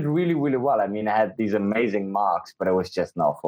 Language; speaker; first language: English; non-native, local second language; Afrikaans